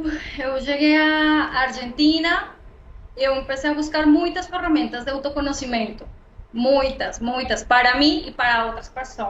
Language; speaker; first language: Portuguese; non-native, learner; Spanish